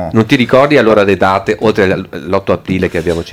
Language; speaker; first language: Italian; native; Italian